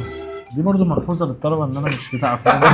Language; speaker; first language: Arabic; native; Arabic